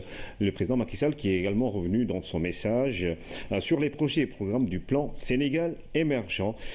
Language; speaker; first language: French; non-native, local second language; Wolof